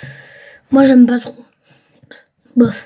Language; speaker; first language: French; early bilingual, other home language; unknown